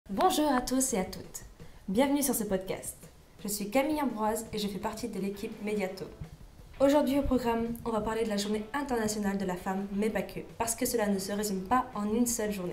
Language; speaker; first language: French; native; French